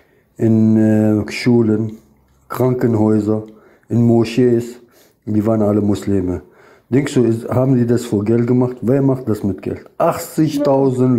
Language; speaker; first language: German; non-native, fluent; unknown